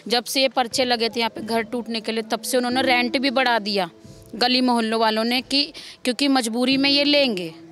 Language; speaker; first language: Hindi; native; Hindi